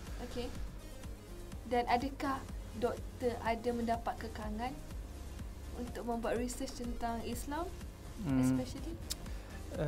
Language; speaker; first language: Malay; native; Malay